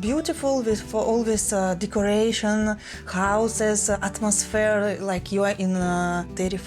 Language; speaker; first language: English; non-native, fluent; Russian